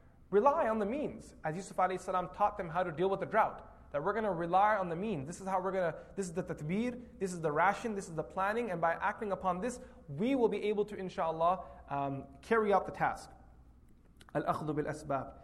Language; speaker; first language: English; native; English